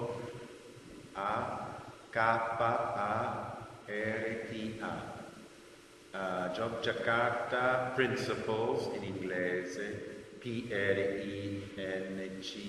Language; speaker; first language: Italian; non-native, fluent; English